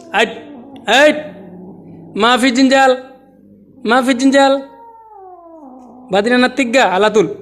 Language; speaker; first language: Arabic; non-native, learner; Bangla